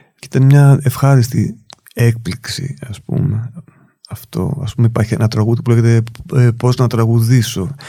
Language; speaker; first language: Greek; native; Greek